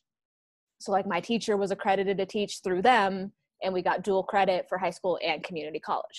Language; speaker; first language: English; native; English